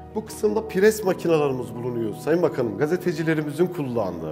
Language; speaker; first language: Turkish; native; Turkish